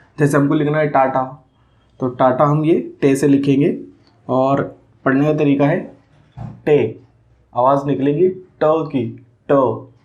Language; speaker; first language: Hindi; non-native, local second language; Urdu